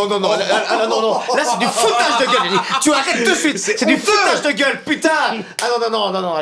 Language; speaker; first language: French; native; French